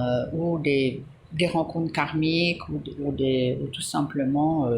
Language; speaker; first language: French; native; French